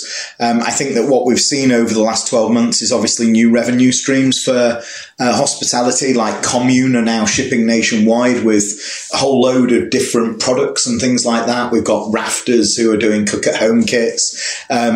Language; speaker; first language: English; native; English